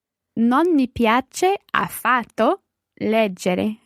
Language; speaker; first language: Italian; non-native, learner; English